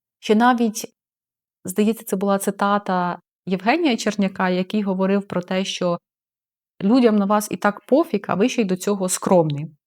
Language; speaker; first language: Ukrainian; non-native, local second language; Russian